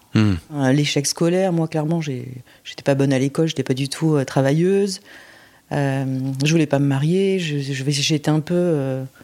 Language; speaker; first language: French; native; French